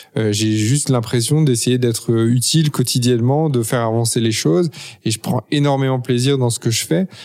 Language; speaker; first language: French; native; French